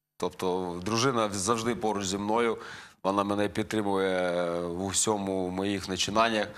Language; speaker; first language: Ukrainian; native; Ukrainian